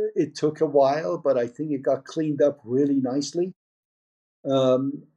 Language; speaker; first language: English; early bilingual, other home language; Persian